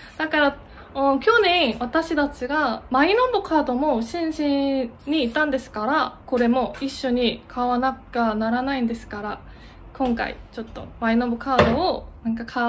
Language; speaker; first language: Japanese; non-native, learner; Korean